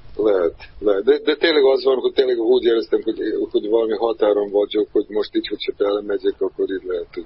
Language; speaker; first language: Hungarian; non-native, fluent; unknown